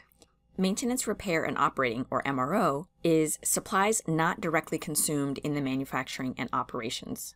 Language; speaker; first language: English; native; English